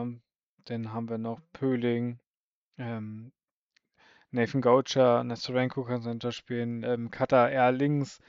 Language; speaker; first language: German; native; German